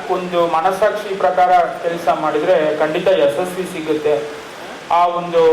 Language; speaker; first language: Kannada; non-native, local second language; Tamil